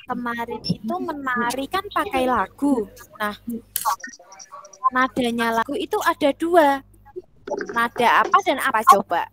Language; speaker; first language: Indonesian; native; Indonesian